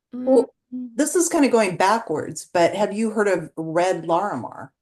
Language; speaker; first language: English; native; English